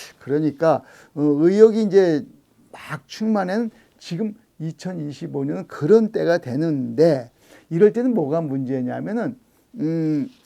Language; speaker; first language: Korean; native; Korean